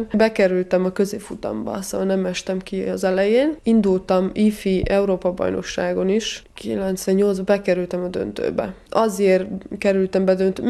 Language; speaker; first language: Hungarian; non-native, fluent; Serbian